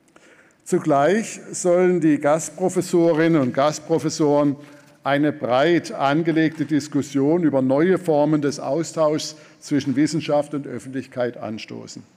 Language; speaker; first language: German; native; German